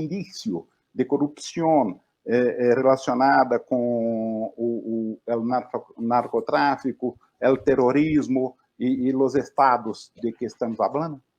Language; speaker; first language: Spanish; non-native, fluent; Portuguese